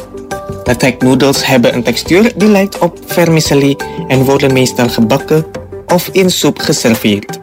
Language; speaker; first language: Dutch; non-native, fluent; Indonesian